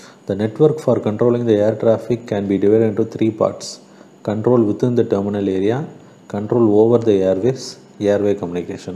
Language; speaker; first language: English; non-native, local second language; Tamil